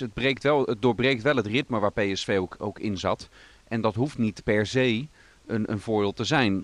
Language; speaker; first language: Dutch; native; Dutch